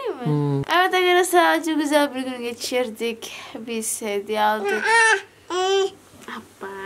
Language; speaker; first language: Turkish; non-native, learner; Indonesian